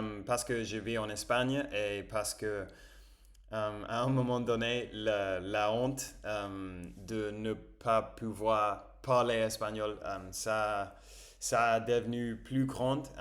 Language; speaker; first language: French; non-native, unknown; English